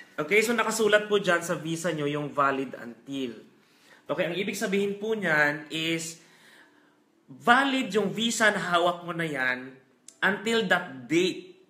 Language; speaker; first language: Filipino; non-native, local second language; Hiligaynon